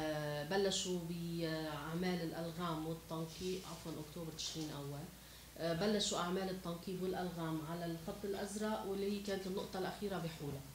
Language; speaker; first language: Arabic; native; Arabic